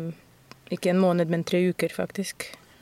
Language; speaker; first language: Norwegian; non-native, fluent; Russian